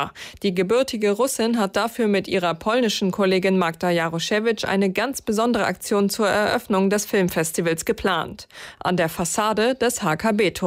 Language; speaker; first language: German; native; German